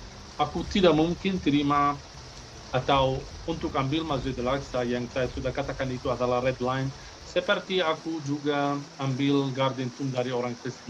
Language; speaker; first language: Indonesian; non-native, fluent; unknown